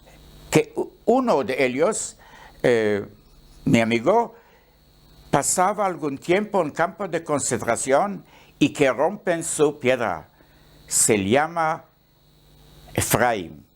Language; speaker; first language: Spanish; non-native, learner; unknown